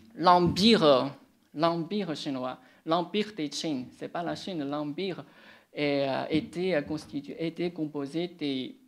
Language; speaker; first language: French; non-native, fluent; Chinese